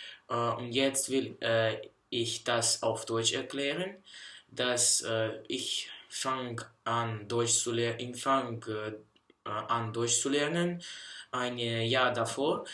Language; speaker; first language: German; non-native, learner; Russian